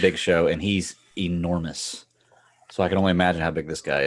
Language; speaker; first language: English; native; English